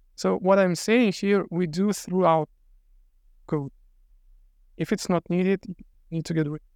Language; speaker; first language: English; non-native, fluent; Lithuanian